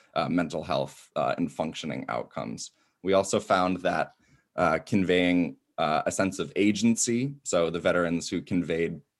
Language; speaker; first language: English; native; English